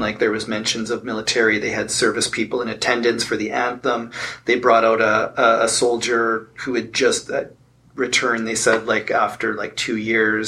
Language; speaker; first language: English; native; English